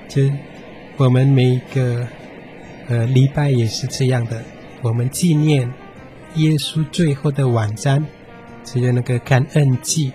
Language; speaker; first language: Chinese; non-native, fluent; Indonesian